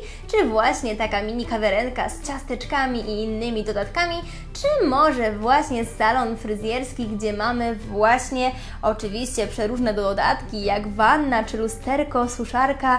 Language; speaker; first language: Polish; native; Polish